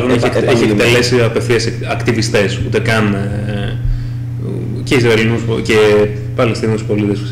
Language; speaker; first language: Greek; native; Greek